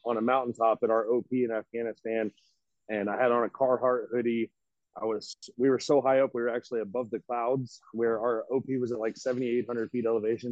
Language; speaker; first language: English; native; English